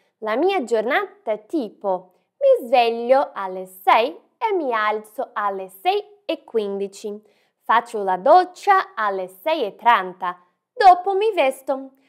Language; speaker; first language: Italian; non-native, fluent; Portuguese